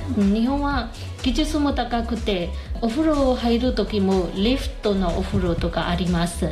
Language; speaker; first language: Japanese; non-native, learner; Burmese